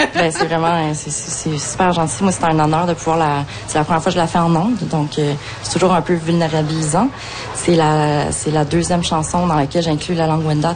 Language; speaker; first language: French; native; French